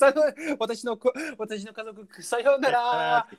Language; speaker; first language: Japanese; non-native, learner; English